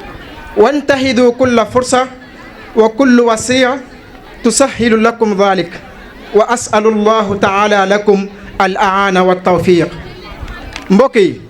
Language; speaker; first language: Arabic; non-native, fluent; Wolof